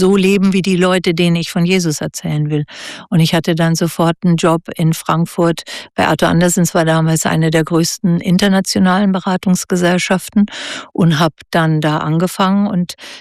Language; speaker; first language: German; native; German